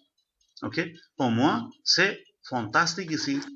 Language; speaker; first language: French; non-native, fluent; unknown